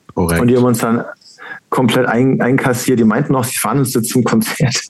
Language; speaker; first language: German; native; German